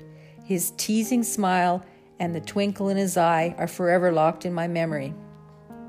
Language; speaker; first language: English; native; English